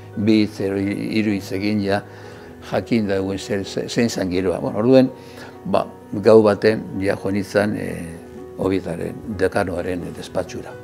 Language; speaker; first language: Basque; native; Basque